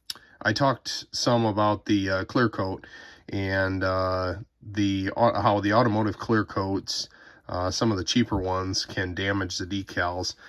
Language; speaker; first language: English; native; English